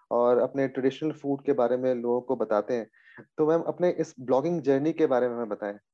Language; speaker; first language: Hindi; native; Hindi